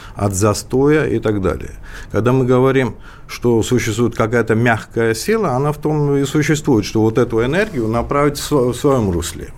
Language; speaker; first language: Russian; non-native, local second language; Georgian